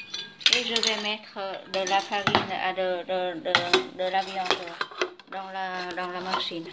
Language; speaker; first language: French; non-native, learner; Vietnamese